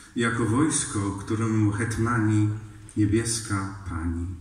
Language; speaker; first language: Polish; native; Polish